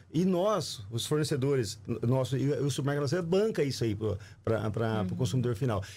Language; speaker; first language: Portuguese; native; Portuguese